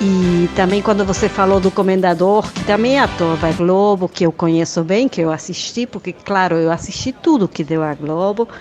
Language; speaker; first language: Portuguese; non-native, fluent; Spanish